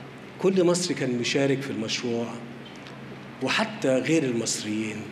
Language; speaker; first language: Arabic; native; Arabic